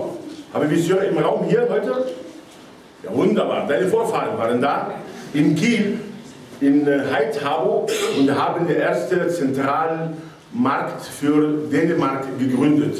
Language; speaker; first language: German; non-native, fluent; Arabic